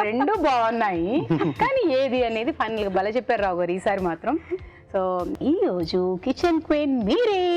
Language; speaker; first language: Telugu; native; Telugu